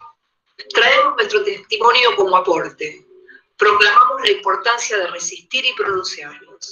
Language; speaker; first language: Spanish; native; Spanish